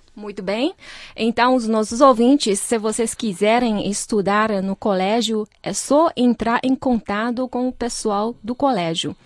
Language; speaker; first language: Portuguese; non-native, fluent; Chinese